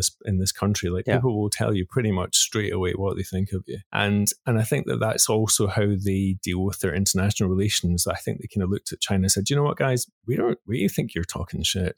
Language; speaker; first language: English; native; English